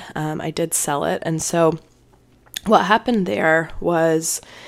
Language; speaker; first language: English; native; English